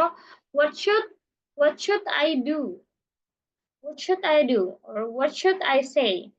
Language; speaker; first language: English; non-native, learner; Indonesian